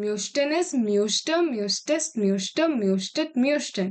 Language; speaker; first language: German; non-native, learner; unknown